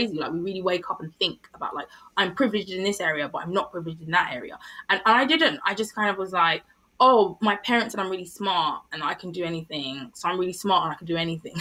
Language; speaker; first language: English; native; English